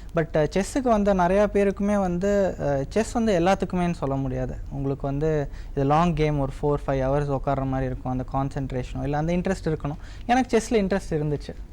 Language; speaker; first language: Tamil; native; Tamil